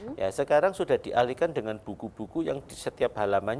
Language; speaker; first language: Indonesian; native; Indonesian